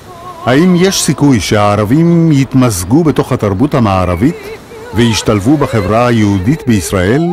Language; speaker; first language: Hebrew; native; Hebrew